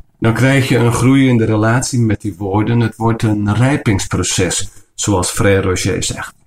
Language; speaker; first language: Dutch; non-native, local second language; Western Frisian